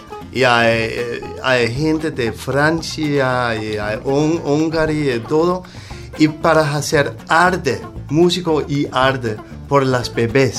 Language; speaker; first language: Spanish; non-native, learner; Danish